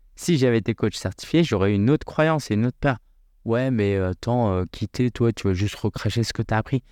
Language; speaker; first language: French; native; French